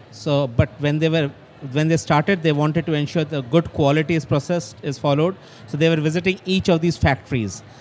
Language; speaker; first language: English; non-native, local second language; Bangla